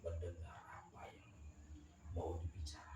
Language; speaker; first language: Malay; non-native, local second language; Javanese